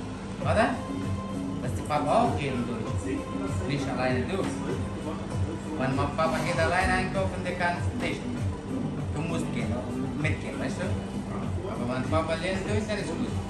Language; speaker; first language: German; non-native, learner; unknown